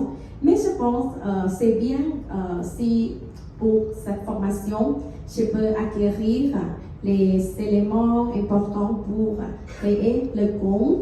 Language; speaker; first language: French; non-native, fluent; Thai